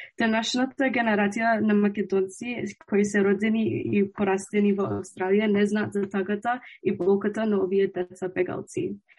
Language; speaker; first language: Macedonian; early bilingual, heritage; Macedonian